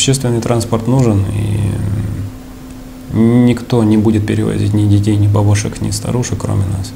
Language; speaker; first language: Russian; native; Russian